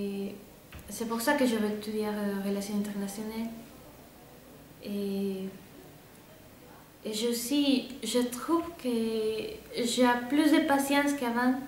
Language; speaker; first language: French; non-native, fluent; Spanish